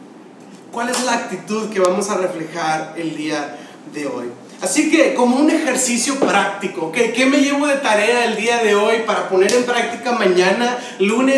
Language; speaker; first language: Spanish; native; Spanish